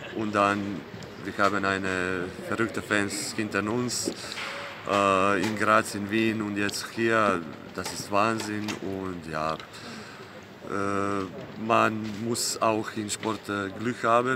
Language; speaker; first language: German; non-native, fluent; Croatian